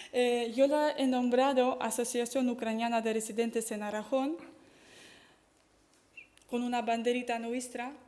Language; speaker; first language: Spanish; non-native, fluent; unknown